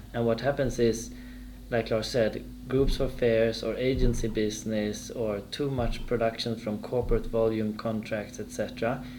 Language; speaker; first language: English; non-native, fluent; Swedish